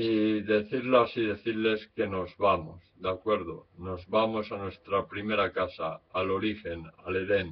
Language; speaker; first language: Spanish; native; Spanish